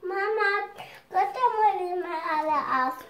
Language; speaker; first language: Romanian; early bilingual, heritage; Romanian